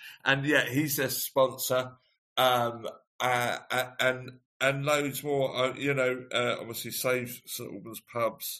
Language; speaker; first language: English; native; English